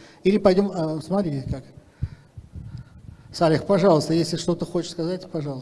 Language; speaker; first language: Russian; native; Russian